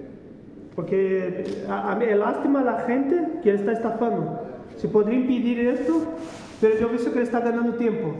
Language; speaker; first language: Spanish; non-native, fluent; Portuguese